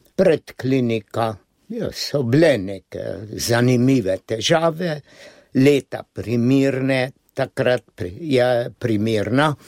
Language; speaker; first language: Slovenian; native; Slovenian